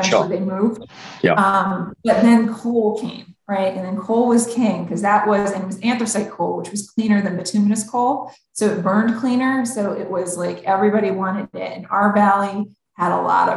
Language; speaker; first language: English; native; English